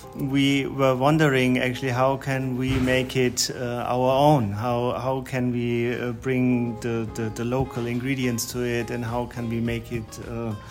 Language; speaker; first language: English; non-native, fluent; German